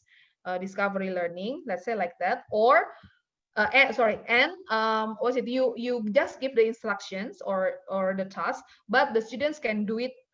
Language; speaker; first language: English; non-native, fluent; Indonesian